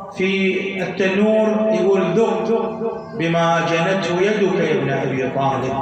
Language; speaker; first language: Arabic; native; Arabic